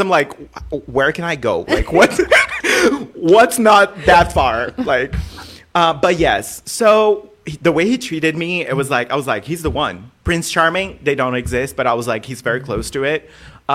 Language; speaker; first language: English; non-native, fluent; Portuguese